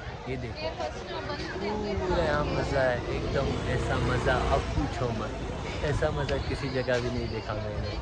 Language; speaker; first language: Hindi; non-native, local second language; Kashmiri